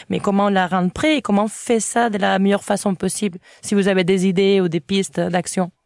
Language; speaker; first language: French; non-native, fluent; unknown